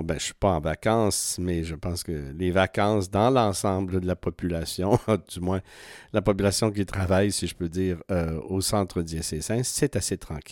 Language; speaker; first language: French; native; French